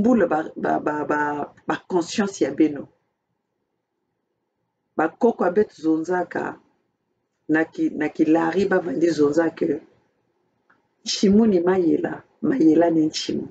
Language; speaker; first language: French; non-native, local second language; Kongo